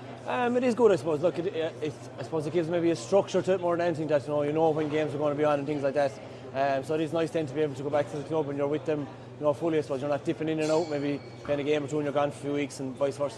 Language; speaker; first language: English; native; English